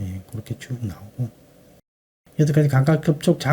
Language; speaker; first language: Korean; native; Korean